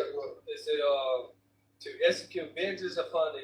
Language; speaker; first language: English; native; English